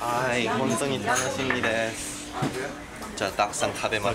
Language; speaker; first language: Japanese; non-native, learner; Korean